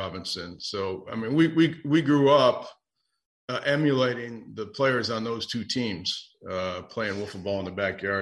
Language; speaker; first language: English; native; English